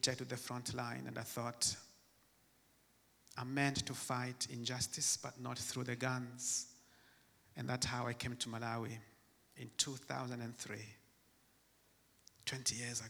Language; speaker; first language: English; non-native, fluent; Rundi